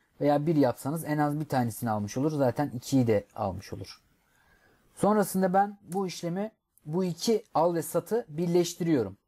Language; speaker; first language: Turkish; native; Turkish